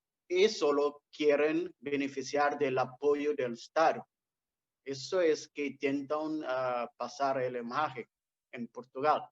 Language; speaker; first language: Spanish; non-native, fluent; Portuguese